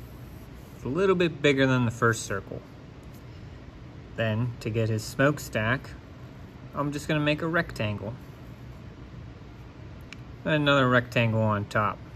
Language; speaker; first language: English; native; English